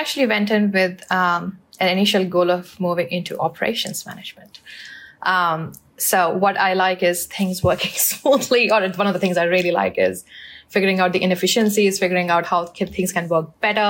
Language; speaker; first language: English; non-native, local second language; Hindi